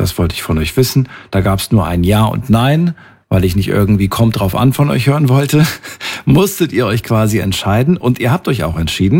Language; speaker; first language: German; native; German